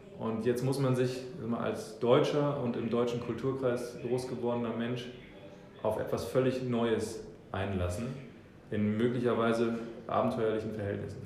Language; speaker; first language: German; early bilingual, other home language; English